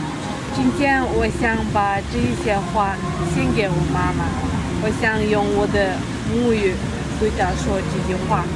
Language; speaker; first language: Chinese; non-native, fluent; Kyrgyz